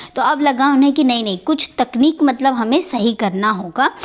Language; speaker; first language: Hindi; native; Hindi